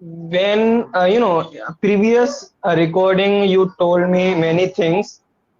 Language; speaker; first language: English; non-native, learner; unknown